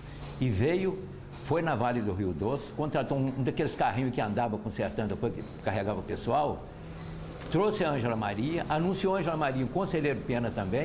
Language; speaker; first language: Portuguese; native; Portuguese